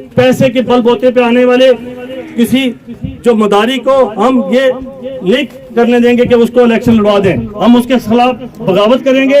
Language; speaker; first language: Urdu; non-native, local second language; Pahari-Potwari